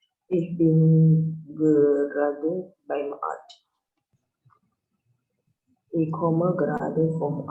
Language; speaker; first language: German; non-native, learner; Indonesian